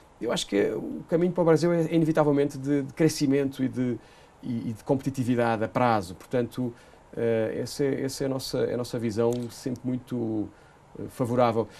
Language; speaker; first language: Portuguese; native; Portuguese